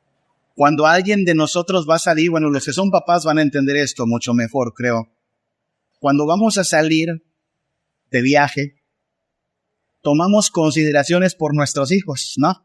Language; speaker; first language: Spanish; native; Spanish